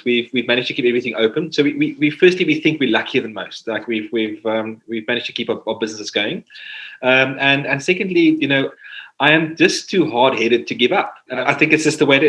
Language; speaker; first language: English; non-native, local second language; Afrikaans